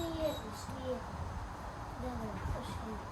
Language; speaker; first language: Russian; native; Russian